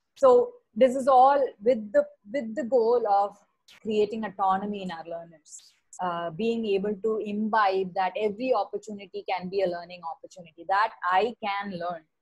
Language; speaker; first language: English; non-native, local second language; Tamil